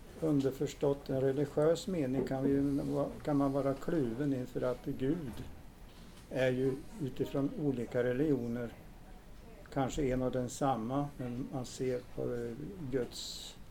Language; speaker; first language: Swedish; native; Swedish